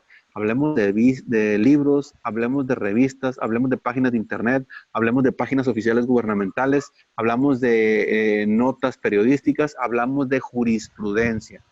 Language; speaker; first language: Spanish; native; Spanish